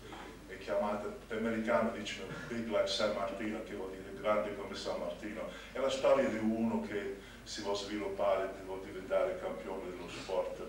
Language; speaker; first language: Italian; non-native, local second language; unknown